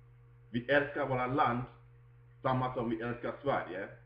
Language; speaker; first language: Swedish; non-native, fluent; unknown